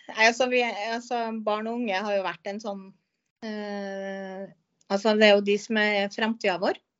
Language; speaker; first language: Norwegian; native; Norwegian